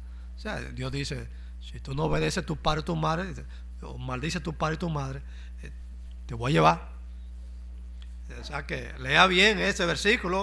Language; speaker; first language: Spanish; native; Spanish